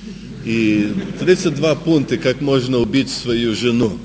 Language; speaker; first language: Russian; early bilingual, heritage; Russian